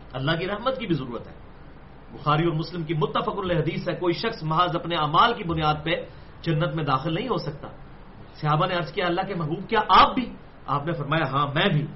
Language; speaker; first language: Urdu; non-native, local second language; Punjabi